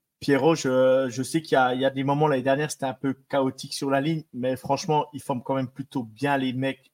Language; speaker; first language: French; native; French